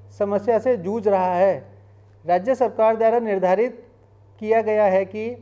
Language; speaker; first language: Hindi; native; Hindi